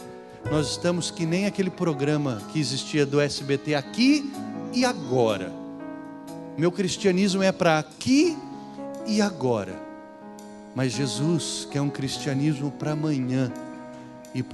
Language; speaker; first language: Portuguese; native; Portuguese